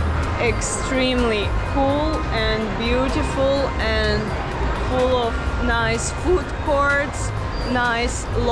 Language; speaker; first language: English; non-native, fluent; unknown